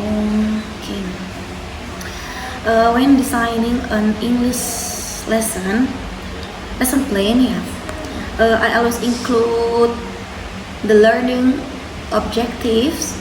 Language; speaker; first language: English; non-native, fluent; Indonesian